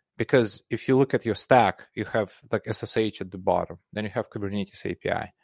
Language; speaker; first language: English; non-native, fluent; Russian